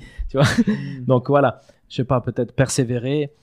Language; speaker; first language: French; native; French